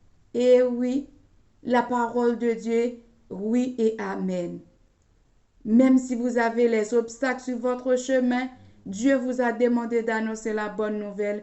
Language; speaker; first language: French; non-native, local second language; Haitian Creole